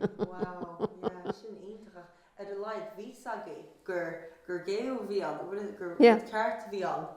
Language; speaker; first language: Irish; native; Irish